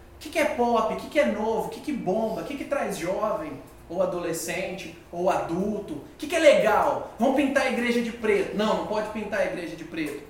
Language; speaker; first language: Portuguese; native; Portuguese